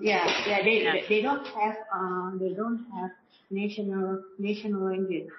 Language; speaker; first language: English; non-native, learner; Indonesian